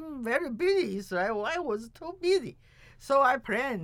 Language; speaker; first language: English; non-native, learner; Chinese